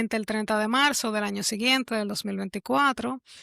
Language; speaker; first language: Spanish; native; Spanish